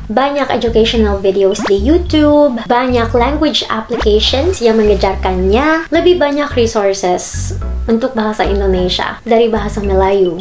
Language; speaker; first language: Indonesian; non-native, fluent; Filipino